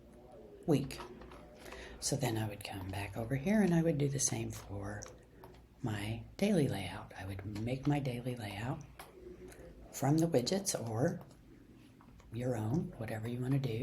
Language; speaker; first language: English; native; English